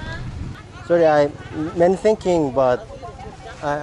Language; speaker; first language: English; non-native, learner; Korean